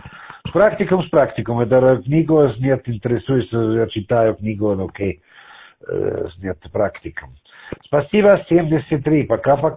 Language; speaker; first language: Russian; non-native, learner; German